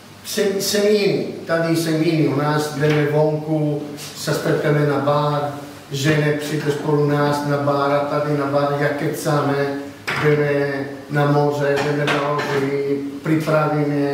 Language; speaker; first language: Czech; non-native, learner; Italian